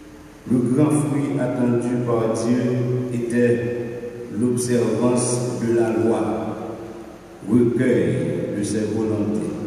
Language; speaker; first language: French; non-native, local second language; Haitian Creole